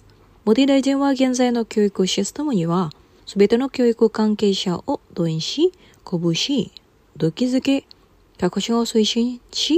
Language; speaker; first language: Japanese; non-native, fluent; Indonesian